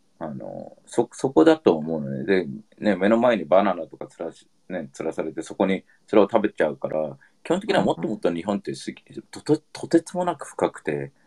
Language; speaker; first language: Japanese; early bilingual, heritage; Japanese